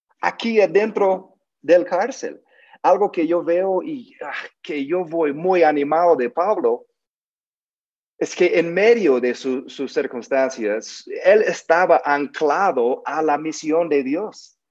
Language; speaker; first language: Spanish; non-native, learner; English